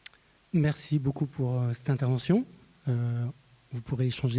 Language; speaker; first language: French; native; French